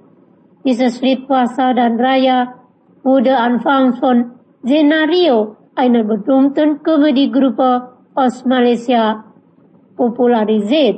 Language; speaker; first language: German; non-native, learner; Indonesian